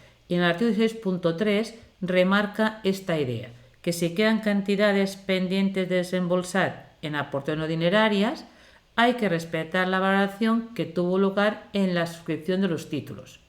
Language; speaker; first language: Spanish; native; Spanish